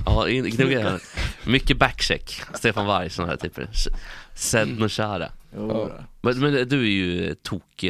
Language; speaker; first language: Swedish; native; Swedish